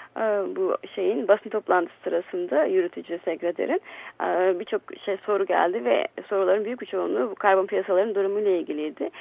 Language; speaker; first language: Turkish; native; Turkish